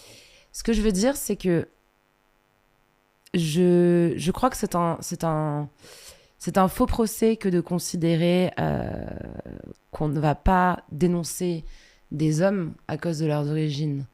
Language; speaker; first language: French; native; French